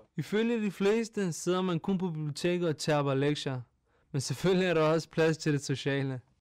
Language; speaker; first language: Danish; early bilingual, other home language; Turkish